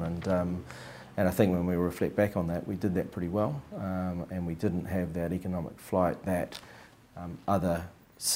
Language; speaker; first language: English; native; English